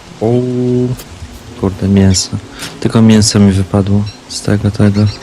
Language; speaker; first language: Polish; native; Polish